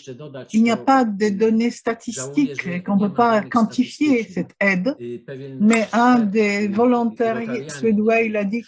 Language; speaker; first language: French; non-native, fluent; Polish